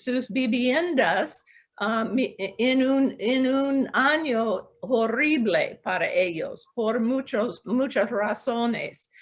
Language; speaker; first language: Spanish; non-native, local second language; English